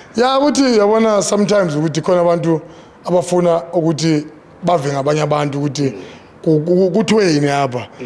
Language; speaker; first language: Zulu; non-native, local second language; Xhosa